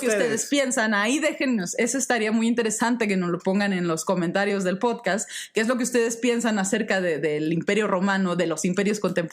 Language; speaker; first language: Spanish; native; Spanish